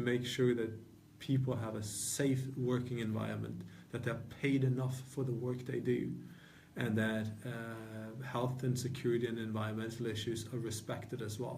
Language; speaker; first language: English; non-native, fluent; Norwegian